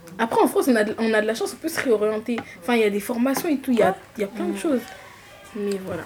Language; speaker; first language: French; early bilingual, other home language; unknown